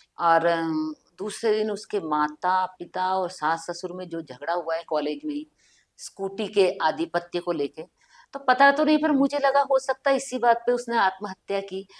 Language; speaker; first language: Hindi; native; Hindi